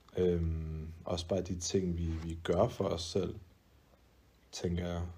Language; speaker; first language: Danish; early bilingual, other home language; Arabic